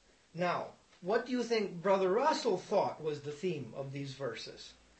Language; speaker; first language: English; native; English